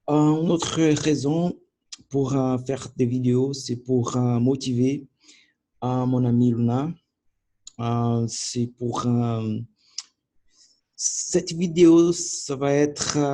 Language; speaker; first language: French; non-native, learner; Portuguese